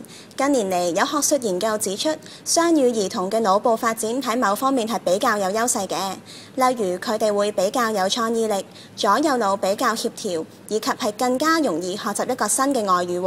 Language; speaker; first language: Chinese; non-native, local second language; Cantonese